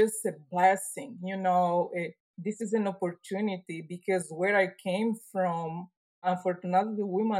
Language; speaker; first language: English; non-native, fluent; Portuguese